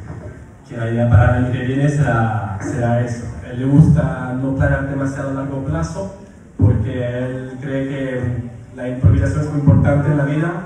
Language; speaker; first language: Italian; non-native, learner; Spanish